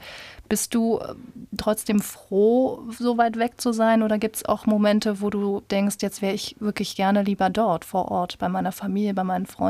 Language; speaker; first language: German; native; German